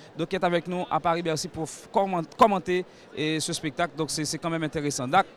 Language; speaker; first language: French; non-native, local second language; Haitian Creole